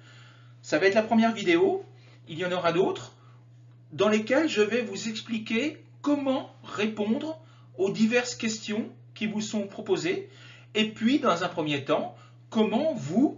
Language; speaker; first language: French; native; French